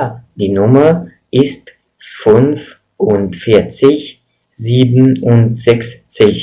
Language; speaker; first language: German; non-native, fluent; Arabic